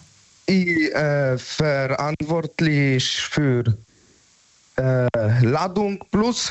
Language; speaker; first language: German; non-native, learner; Polish